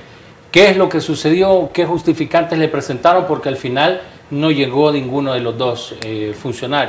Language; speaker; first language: Spanish; native; Spanish